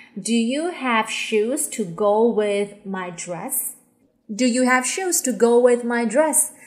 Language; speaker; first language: English; non-native, fluent; Chinese